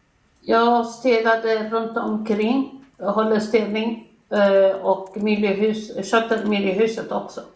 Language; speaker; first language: Swedish; non-native, learner; Arabic